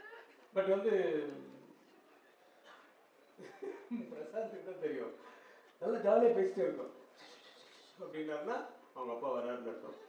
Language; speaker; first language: Tamil; native; Tamil